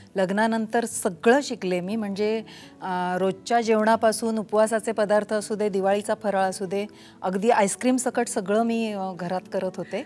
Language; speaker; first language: Marathi; native; Marathi